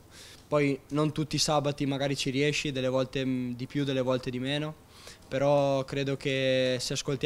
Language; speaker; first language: Italian; native; Italian